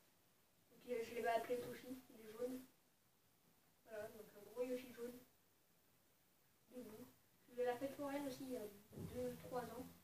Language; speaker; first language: French; native; French